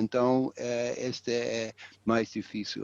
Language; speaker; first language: Portuguese; non-native, fluent; Dutch